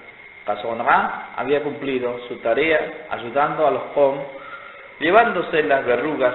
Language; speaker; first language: Spanish; non-native, local second language; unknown